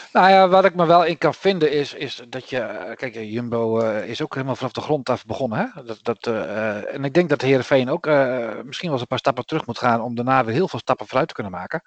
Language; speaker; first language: Dutch; native; Dutch